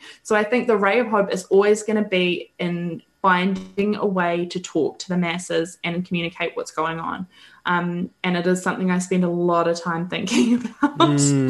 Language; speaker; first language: English; native; English